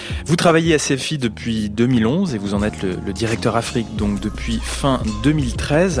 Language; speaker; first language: French; native; French